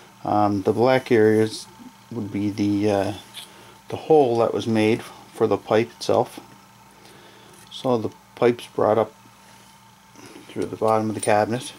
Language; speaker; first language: English; native; English